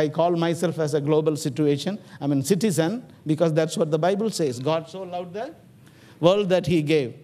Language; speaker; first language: English; non-native, local second language; Tamil